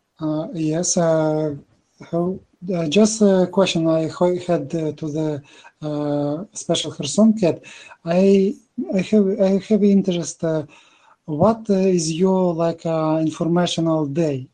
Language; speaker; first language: English; non-native, learner; Ukrainian